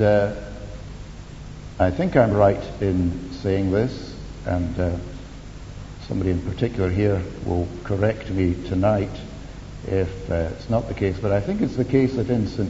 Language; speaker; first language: English; native; English